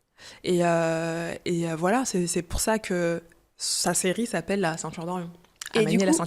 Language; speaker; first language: French; early bilingual, other home language; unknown